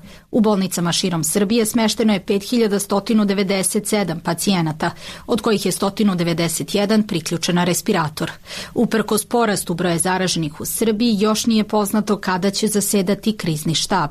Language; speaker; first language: Serbian; native; Serbian